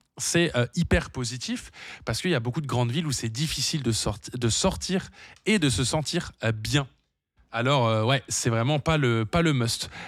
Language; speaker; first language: French; native; French